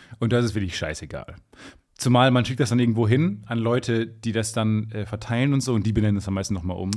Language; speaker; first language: German; native; German